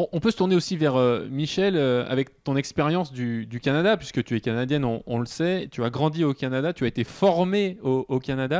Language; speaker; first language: French; native; French